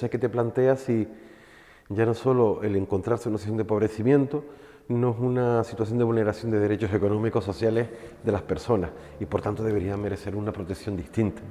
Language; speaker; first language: Spanish; native; Spanish